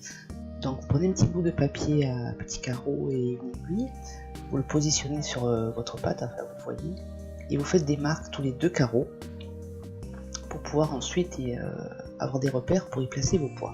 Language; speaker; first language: French; native; French